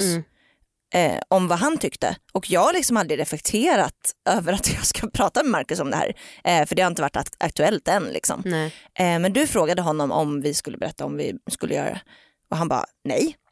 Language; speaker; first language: Swedish; native; Swedish